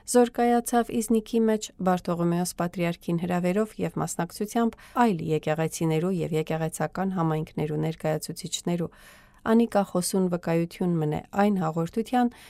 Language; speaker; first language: Armenian; native; Armenian